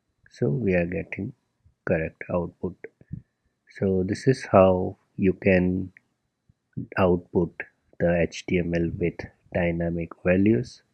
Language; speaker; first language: English; non-native, local second language; Gujarati